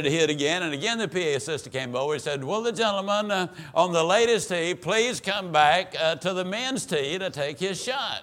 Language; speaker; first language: English; native; English